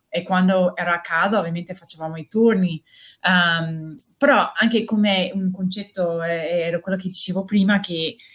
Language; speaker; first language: Italian; non-native, fluent; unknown